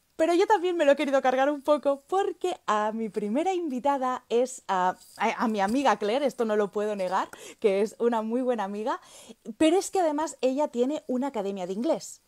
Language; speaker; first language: Spanish; native; Spanish